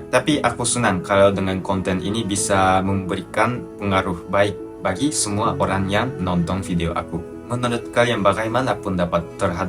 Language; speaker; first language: Indonesian; non-native, fluent; Japanese